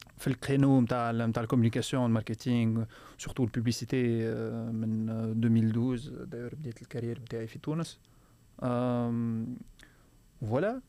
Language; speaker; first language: French; non-native, local second language; Arabic